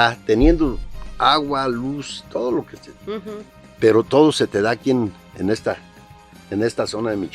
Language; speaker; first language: Spanish; native; Spanish